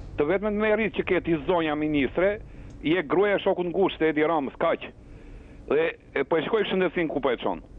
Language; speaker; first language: Albanian; native; Albanian